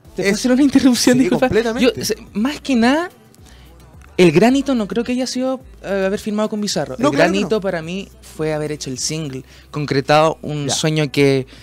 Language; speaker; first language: Spanish; native; Spanish